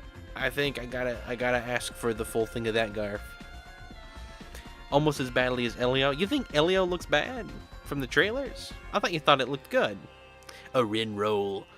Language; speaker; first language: English; native; English